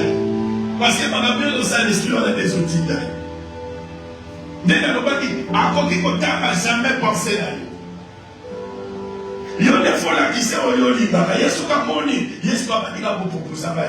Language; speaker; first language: French; non-native, local second language; Lingala